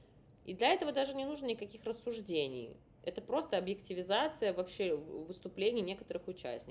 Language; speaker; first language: Russian; native; Russian